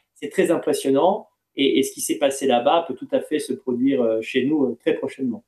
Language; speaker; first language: French; native; French